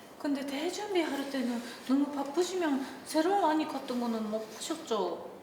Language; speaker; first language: Korean; non-native, learner; Japanese